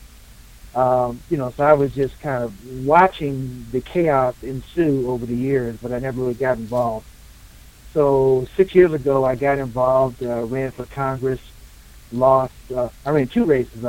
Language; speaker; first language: English; native; English